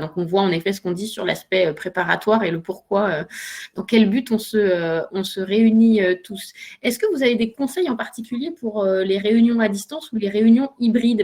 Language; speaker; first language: French; native; French